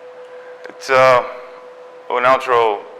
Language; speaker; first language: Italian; non-native, learner; English